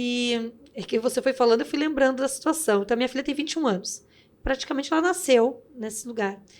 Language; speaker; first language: Portuguese; native; Portuguese